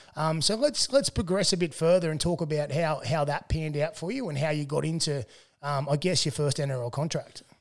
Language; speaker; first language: English; native; English